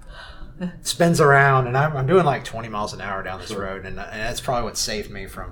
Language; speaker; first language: English; native; English